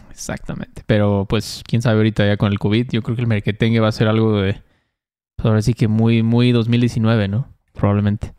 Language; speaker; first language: Spanish; native; Spanish